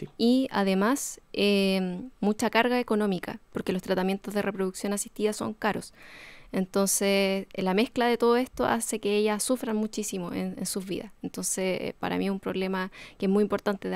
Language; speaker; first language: Spanish; native; Spanish